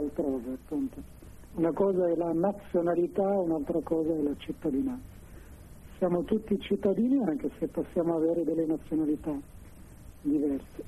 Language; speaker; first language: Italian; non-native, fluent; Arabic